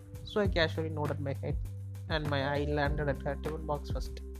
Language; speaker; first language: English; non-native, local second language; Tamil